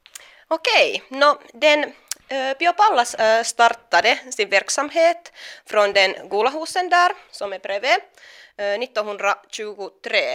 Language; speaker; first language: Swedish; non-native, local second language; Finnish